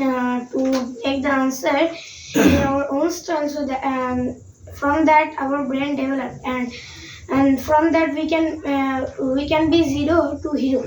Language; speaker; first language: English; non-native, learner; Bangla